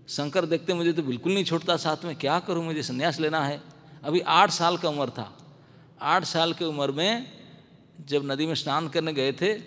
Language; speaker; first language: Hindi; non-native, local second language; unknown